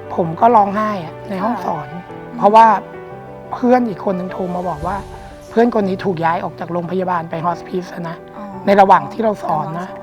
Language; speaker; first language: Thai; native; Thai